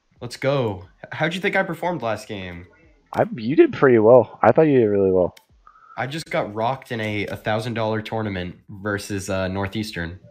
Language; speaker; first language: English; native; English